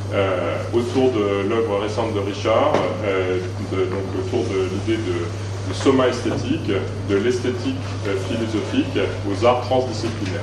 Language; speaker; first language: French; native; French